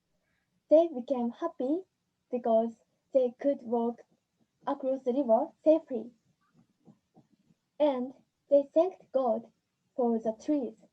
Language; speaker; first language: English; non-native, learner; Japanese